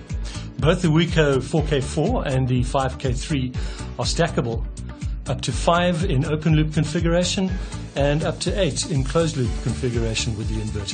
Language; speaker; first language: English; native; English